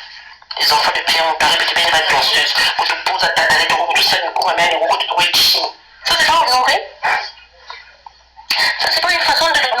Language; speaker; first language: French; non-native, local second language; Lingala